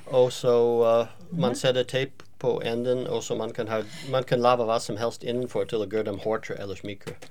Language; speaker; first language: Danish; non-native, fluent; English